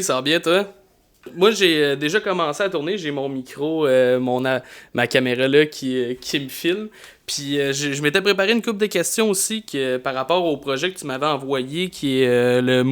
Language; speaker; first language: French; native; French